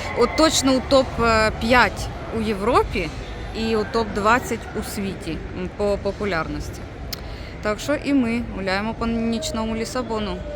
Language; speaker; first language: Ukrainian; non-native, local second language; Russian